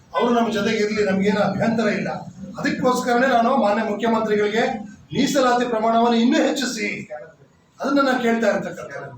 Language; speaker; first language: Kannada; non-native, local second language; Lambadi